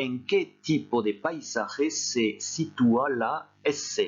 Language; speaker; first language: Spanish; non-native, fluent; French